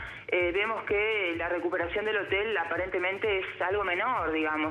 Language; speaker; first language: Spanish; native; Spanish